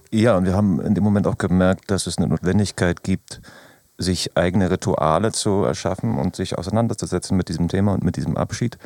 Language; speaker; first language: German; native; German